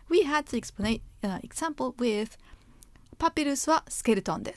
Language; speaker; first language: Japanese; non-native, fluent; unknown